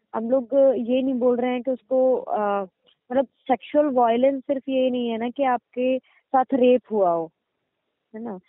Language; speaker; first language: Hindi; native; Hindi